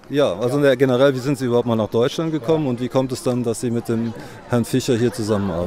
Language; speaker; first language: German; native; German